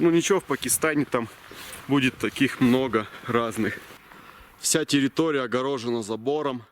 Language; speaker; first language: Russian; native; Russian